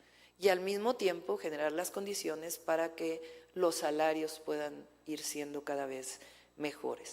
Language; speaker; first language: Spanish; native; Spanish